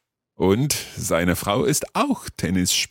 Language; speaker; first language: German; non-native, fluent; English